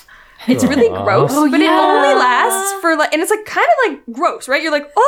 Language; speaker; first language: English; native; English